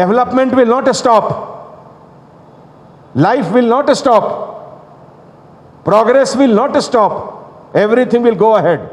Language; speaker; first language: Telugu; non-native, fluent; Hindi